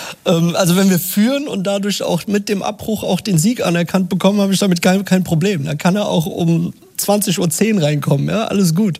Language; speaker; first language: German; native; German